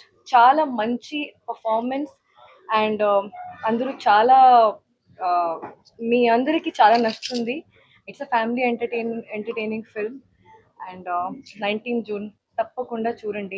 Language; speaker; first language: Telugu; non-native, fluent; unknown